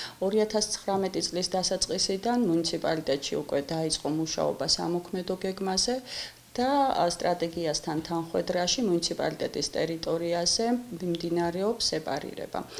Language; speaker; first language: Georgian; native; Georgian